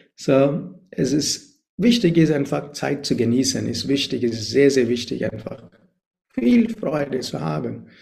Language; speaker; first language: German; non-native, learner; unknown